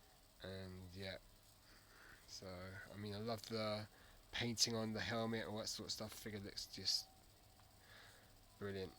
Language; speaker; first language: English; native; English